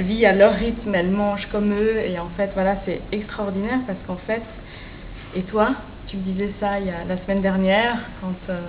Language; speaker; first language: French; native; French